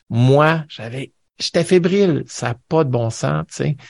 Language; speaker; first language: French; native; French